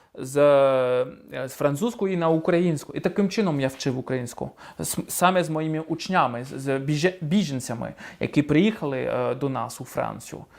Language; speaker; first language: Ukrainian; non-native, fluent; French